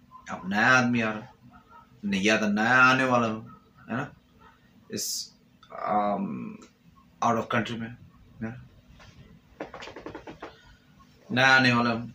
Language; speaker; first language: Hindi; non-native, fluent; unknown